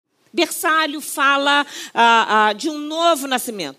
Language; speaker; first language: Portuguese; native; Portuguese